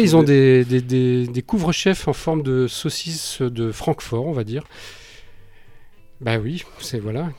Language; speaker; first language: French; native; French